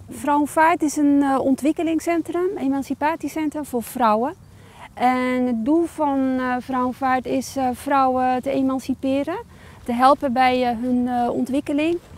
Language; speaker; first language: Dutch; early bilingual, other home language; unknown